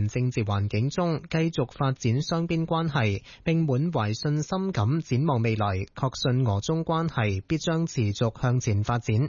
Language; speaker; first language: Cantonese; native; Cantonese